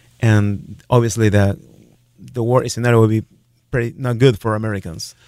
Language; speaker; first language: English; non-native, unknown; Spanish